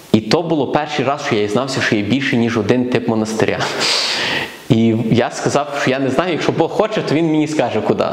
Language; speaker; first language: Ukrainian; early bilingual, heritage; Ukrainian